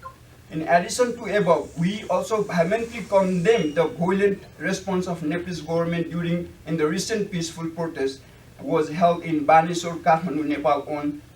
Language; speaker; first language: English; non-native, fluent; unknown